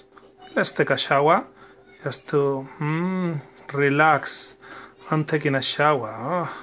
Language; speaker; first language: English; non-native, learner; Spanish